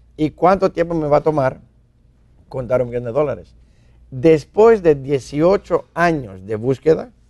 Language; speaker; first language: Spanish; non-native, fluent; Greek